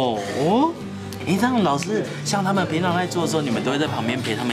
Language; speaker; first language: Chinese; native; Chinese